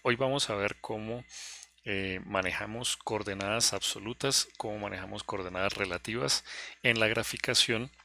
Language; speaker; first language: Spanish; native; Spanish